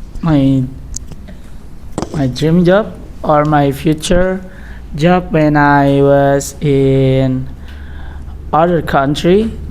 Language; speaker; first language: English; non-native, learner; Indonesian